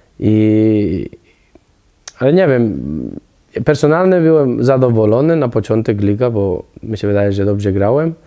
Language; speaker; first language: Polish; non-native, learner; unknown